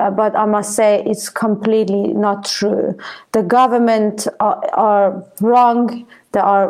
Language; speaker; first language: English; non-native, fluent; Persian